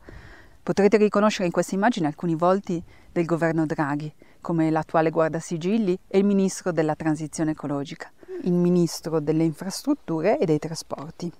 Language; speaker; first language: Italian; native; Italian